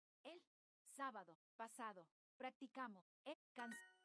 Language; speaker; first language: Spanish; non-native, learner; Czech